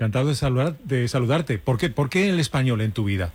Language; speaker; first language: Spanish; native; Spanish